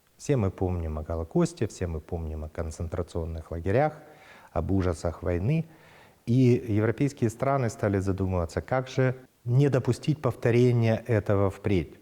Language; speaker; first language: Russian; native; Russian